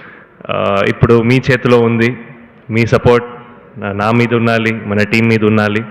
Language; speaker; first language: Telugu; non-native, learner; Kannada